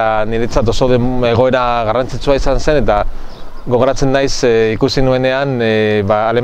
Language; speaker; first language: Basque; non-native, local second language; Spanish